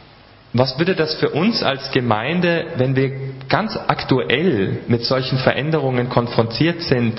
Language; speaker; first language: German; native; German